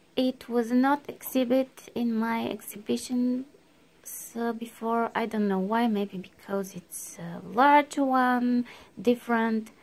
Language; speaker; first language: English; non-native, fluent; Bulgarian